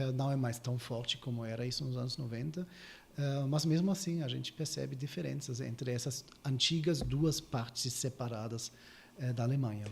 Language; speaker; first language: Portuguese; non-native, fluent; German